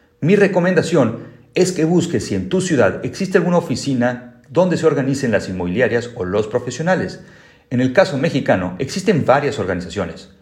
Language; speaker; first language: Spanish; native; Spanish